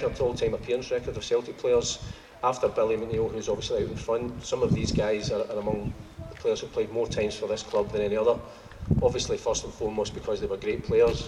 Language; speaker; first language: English; native; English